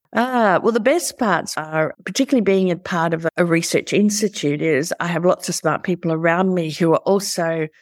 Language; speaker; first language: English; native; English